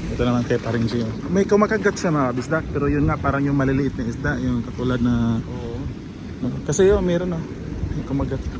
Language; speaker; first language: Filipino; non-native, local second language; Cebuano